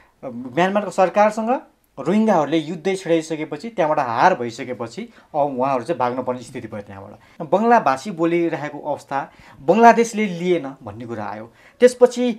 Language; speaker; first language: Nepali; native; Nepali